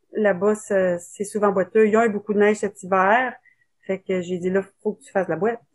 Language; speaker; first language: French; native; French